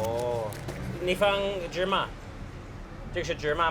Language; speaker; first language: Chinese; non-native, learner; English